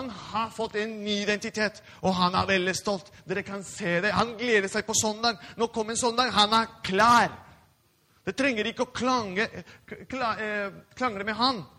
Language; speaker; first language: Norwegian; non-native, fluent; Spanish